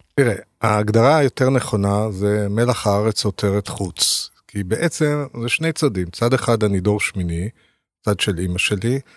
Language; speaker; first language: Hebrew; native; Hebrew